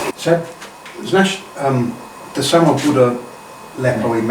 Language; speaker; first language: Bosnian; non-native, learner; English